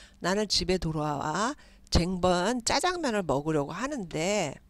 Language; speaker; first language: Korean; native; Korean